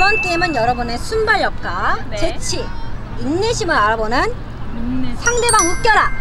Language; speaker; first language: Korean; native; Korean